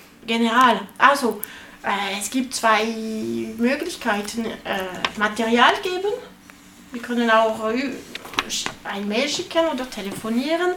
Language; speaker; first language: German; non-native, learner; French